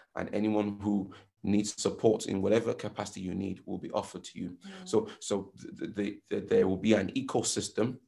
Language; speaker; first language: English; non-native, local second language; Yoruba